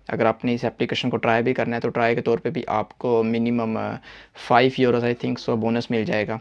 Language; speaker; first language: Hindi; non-native, local second language; Punjabi